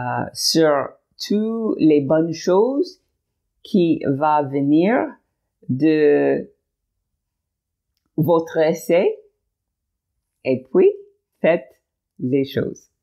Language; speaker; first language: French; non-native, learner; English